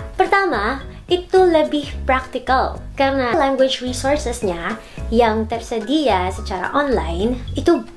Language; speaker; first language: Indonesian; non-native, fluent; Filipino